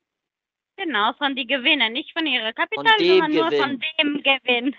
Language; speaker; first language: German; non-native, learner; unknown